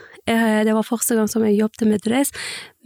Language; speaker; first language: Norwegian; early bilingual, other home language; Persian